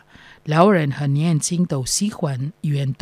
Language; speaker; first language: Chinese; non-native, fluent; Indonesian